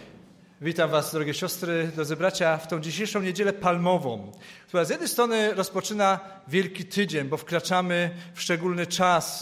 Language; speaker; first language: Polish; native; Polish